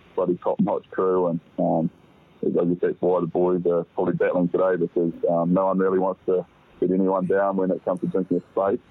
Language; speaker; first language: English; native; English